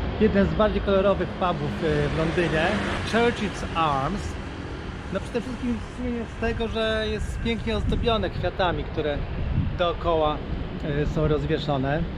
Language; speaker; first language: Polish; native; Polish